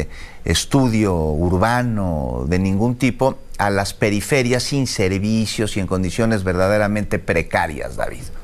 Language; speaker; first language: Spanish; native; Spanish